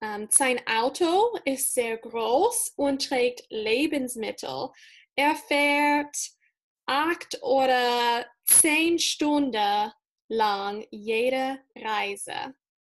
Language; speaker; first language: German; non-native, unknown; English